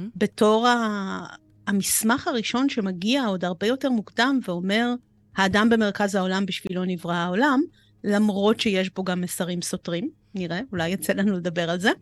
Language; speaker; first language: Hebrew; early bilingual, other home language; Romanian